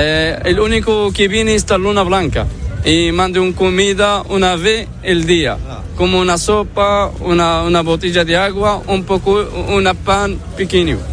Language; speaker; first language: Spanish; non-native, learner; Arabic